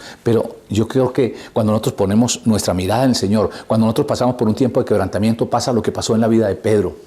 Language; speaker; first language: Spanish; native; Spanish